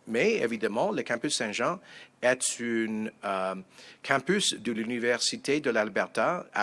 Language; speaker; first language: French; non-native, fluent; English